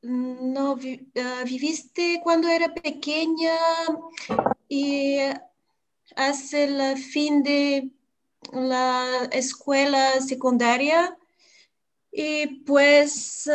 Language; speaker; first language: Spanish; non-native, learner; Bulgarian